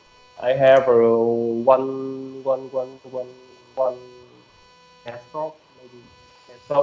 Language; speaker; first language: English; non-native, learner; Vietnamese